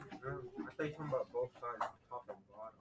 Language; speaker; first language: English; native; English